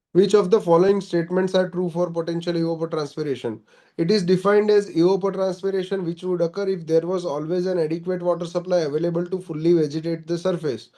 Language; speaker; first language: English; non-native, local second language; Gujarati